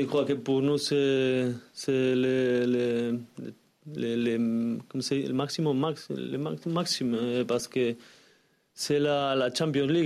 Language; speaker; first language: French; non-native, learner; Spanish